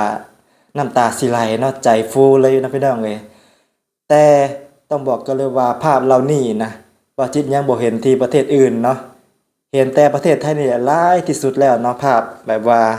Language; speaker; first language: Thai; non-native, local second language; Northeastern Thai